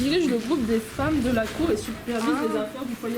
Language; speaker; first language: French; native; French